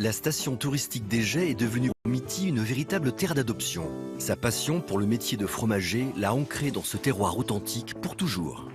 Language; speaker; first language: French; native; French